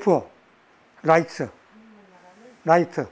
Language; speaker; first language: English; non-native, learner; Korean